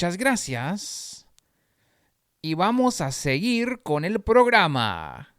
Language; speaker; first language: Spanish; non-native, fluent; English